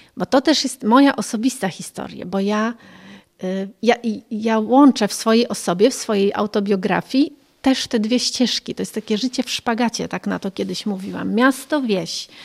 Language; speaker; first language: Polish; early bilingual, other home language; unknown